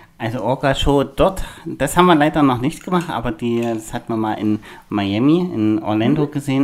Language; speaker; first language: German; native; German